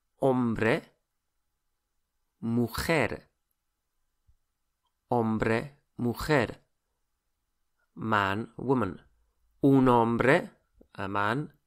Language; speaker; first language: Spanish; non-native, fluent; English